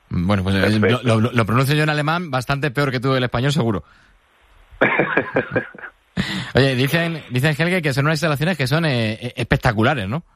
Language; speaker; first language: Spanish; native; Spanish